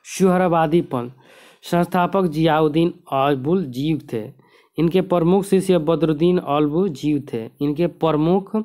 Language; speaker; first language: Hindi; native; Hindi